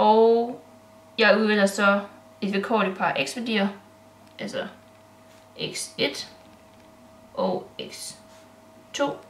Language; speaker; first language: Danish; native; Danish